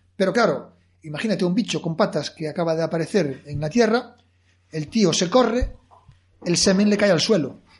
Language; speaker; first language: Spanish; native; Spanish